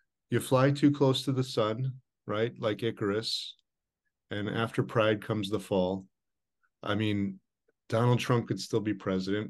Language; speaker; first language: English; early bilingual, other home language; Ukrainian